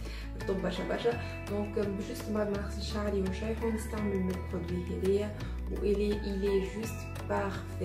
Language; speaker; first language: Arabic; native; Arabic